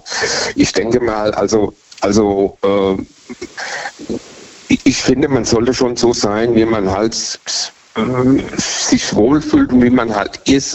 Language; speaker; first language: German; native; German